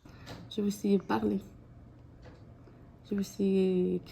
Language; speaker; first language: French; non-native, learner; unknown